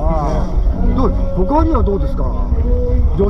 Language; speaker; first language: Japanese; native; Japanese